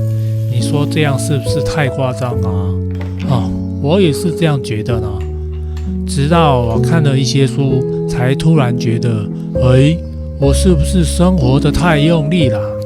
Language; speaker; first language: Chinese; native; Chinese